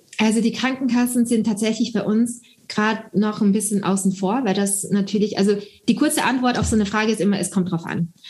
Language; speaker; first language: German; early bilingual, other home language; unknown